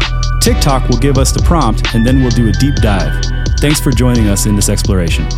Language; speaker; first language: English; early bilingual, other home language; German